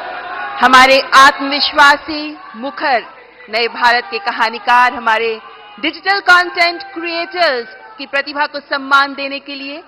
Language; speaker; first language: Hindi; native; Hindi